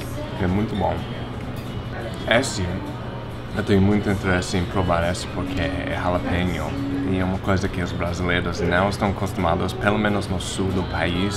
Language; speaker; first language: Portuguese; non-native, fluent; English